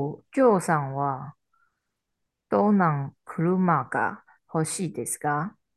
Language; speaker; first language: Japanese; non-native, learner; Chinese